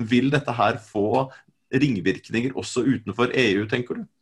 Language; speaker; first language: Norwegian; native; Norwegian